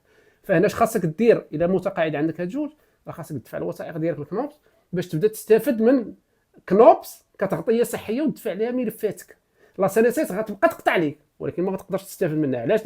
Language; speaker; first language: Arabic; native; Arabic